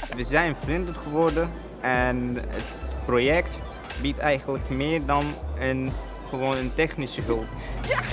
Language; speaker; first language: Dutch; non-native, fluent; Arabic